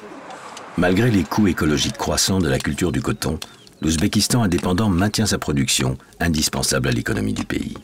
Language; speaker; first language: French; native; French